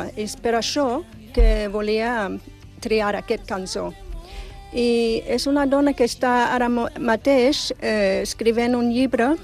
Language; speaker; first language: Catalan; non-native, fluent; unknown